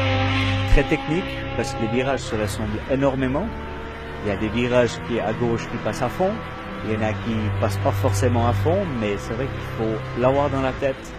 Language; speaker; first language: French; native; French